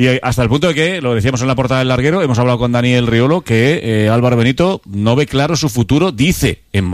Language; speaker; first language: Spanish; native; Spanish